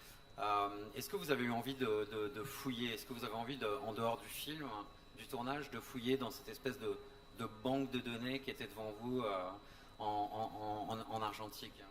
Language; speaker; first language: French; native; French